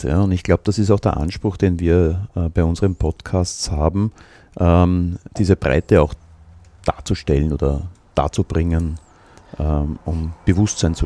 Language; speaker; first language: German; native; German